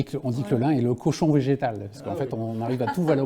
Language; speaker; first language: French; native; French